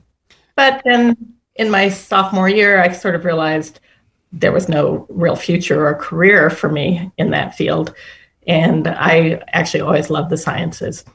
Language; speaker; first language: English; native; English